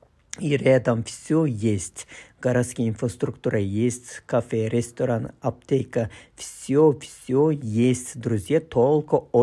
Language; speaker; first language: Russian; non-native, fluent; Turkish